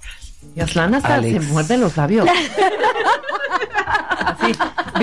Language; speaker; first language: Spanish; native; Spanish